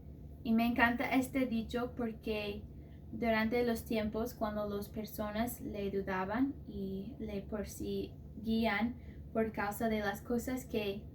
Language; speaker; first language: Spanish; non-native, fluent; English